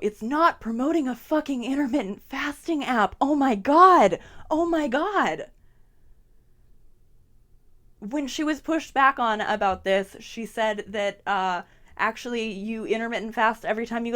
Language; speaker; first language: English; native; English